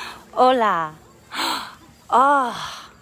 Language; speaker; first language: Spanish; non-native, learner; English